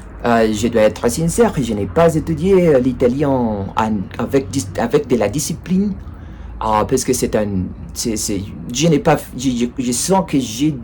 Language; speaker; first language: French; non-native, learner; Spanish